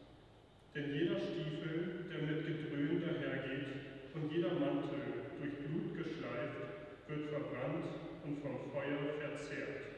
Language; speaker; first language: German; native; German